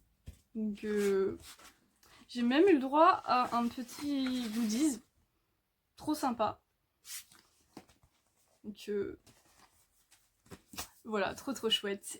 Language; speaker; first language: French; native; French